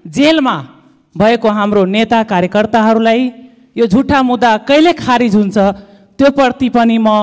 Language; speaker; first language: Nepali; non-native, local second language; Dangaura Tharu